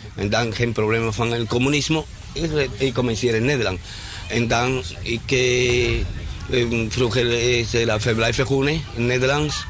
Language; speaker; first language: Dutch; non-native, learner; Spanish